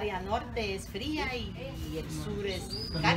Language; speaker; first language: Spanish; native; Spanish